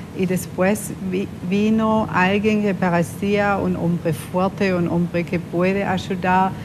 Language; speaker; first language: Spanish; non-native, fluent; German